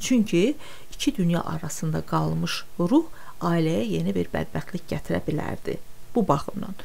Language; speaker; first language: Azerbaijani; non-native, local second language; Talysh